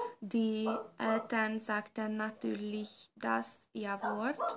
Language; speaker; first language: German; non-native, learner; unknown